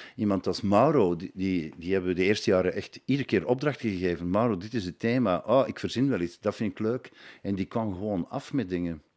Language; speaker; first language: Dutch; native; Dutch